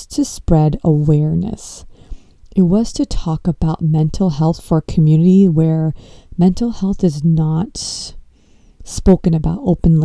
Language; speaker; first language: English; native; English